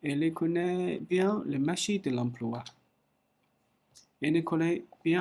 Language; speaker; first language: French; non-native, learner; Chinese